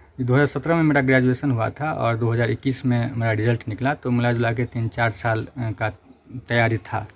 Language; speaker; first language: Hindi; non-native, local second language; Maithili